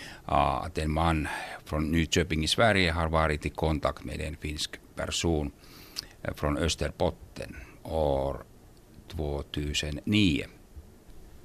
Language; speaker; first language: Swedish; non-native, local second language; Finnish